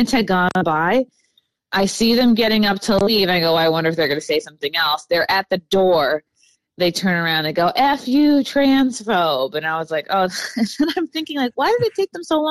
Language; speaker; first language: English; native; English